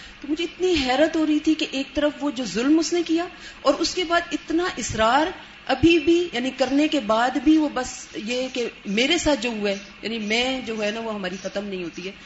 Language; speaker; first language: Urdu; non-native, local second language; Punjabi